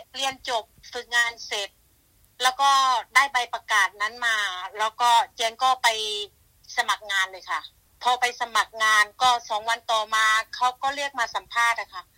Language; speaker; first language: Thai; native; Thai